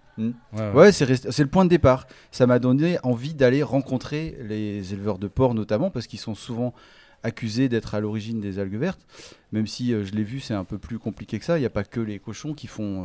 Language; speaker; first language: French; native; French